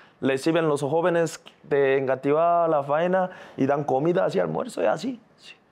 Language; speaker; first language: Spanish; non-native, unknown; Korean